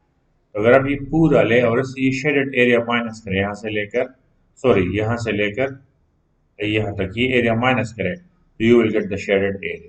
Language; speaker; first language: Hindi; non-native, local second language; Punjabi